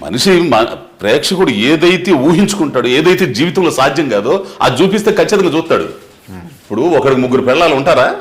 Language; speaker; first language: Telugu; native; Telugu